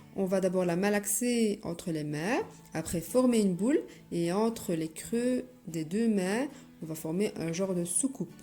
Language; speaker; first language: French; non-native, local second language; Arabic